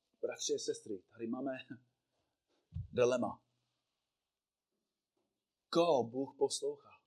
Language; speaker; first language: Czech; non-native, fluent; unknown